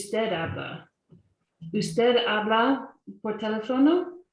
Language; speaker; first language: Spanish; non-native, learner; English